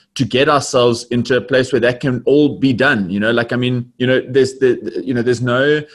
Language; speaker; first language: English; native; English